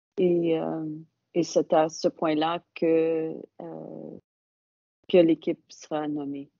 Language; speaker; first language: French; non-native, local second language; English